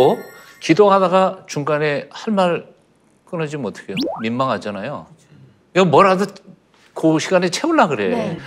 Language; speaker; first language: Korean; native; Korean